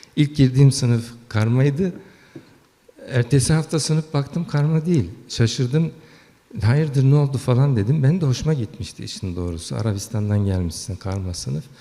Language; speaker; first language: Turkish; early bilingual, heritage; Turkish